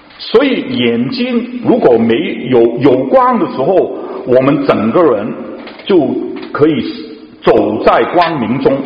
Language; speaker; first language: Chinese; non-native, local second language; Cantonese